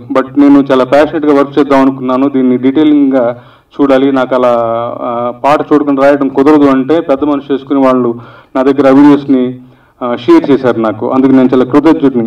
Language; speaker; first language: Telugu; native; Telugu